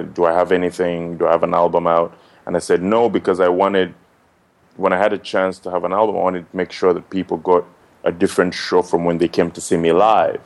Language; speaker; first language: English; non-native, local second language; Ganda